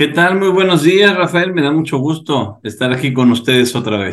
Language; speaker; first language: Spanish; native; Spanish